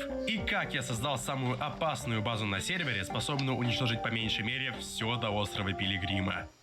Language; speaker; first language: Russian; native; Russian